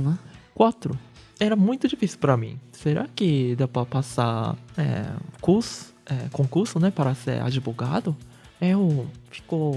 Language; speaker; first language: Portuguese; early bilingual, heritage; Japanese